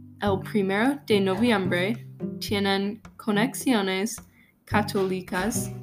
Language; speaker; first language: Spanish; non-native, learner; English